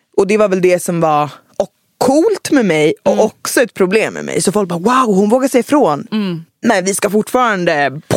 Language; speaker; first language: Swedish; native; Swedish